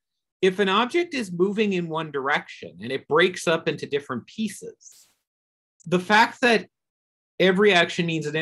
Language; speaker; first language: English; native; English